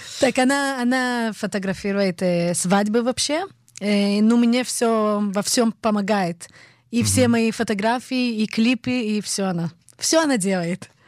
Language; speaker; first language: Russian; early bilingual, heritage; Hebrew